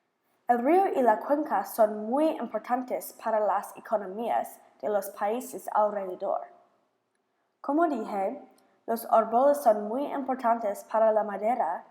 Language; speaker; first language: Spanish; non-native, learner; English